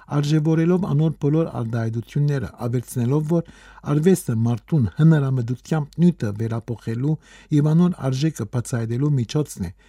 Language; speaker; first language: Armenian; early bilingual, heritage; Armenian